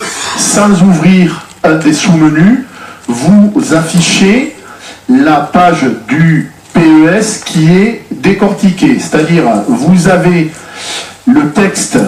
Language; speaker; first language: French; native; French